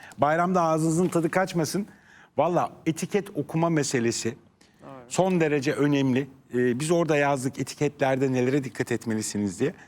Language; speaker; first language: Turkish; native; Turkish